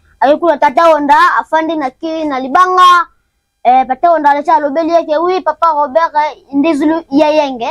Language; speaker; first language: Lingala; non-native, local second language; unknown